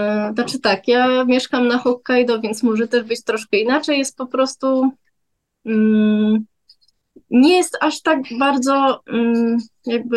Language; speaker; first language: Polish; early bilingual, heritage; Polish